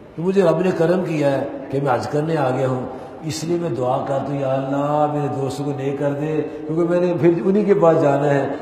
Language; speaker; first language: Urdu; non-native, local second language; Punjabi